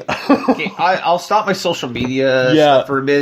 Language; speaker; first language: English; native; English